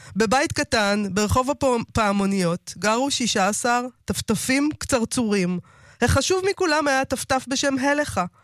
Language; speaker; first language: Hebrew; native; Hebrew